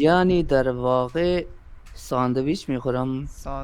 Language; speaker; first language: Persian; non-native, learner; Urdu